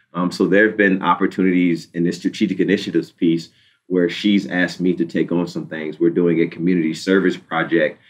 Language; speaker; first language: English; native; English